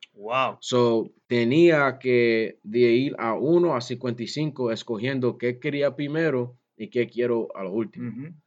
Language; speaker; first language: Spanish; early bilingual, heritage; Spanish